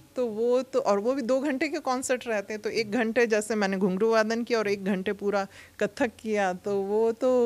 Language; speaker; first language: Hindi; native; Hindi